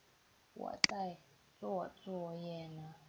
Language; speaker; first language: Chinese; non-native, fluent; Indonesian